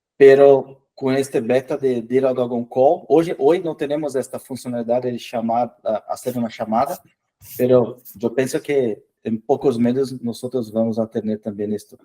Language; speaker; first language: Spanish; non-native, fluent; Portuguese